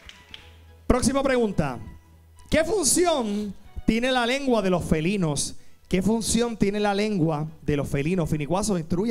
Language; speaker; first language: Spanish; native; Spanish